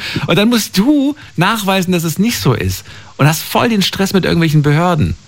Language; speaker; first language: German; native; German